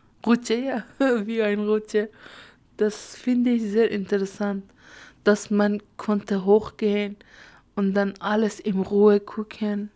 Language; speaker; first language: German; non-native, learner; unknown